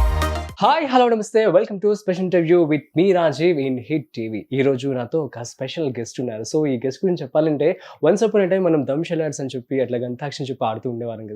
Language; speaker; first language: Telugu; native; Telugu